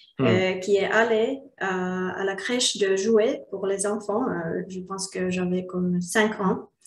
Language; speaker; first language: French; non-native, learner; Finnish